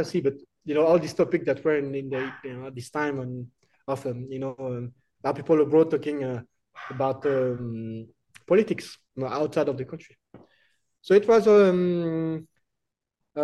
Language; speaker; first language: English; non-native, fluent; French